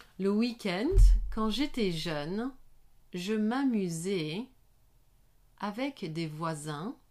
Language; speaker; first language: French; non-native, learner; English